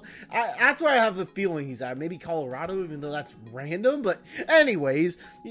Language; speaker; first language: English; native; English